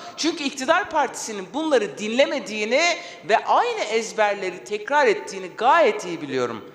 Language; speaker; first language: Turkish; non-native, local second language; Kurdish